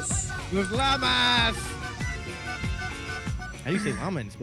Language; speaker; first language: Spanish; non-native, learner; English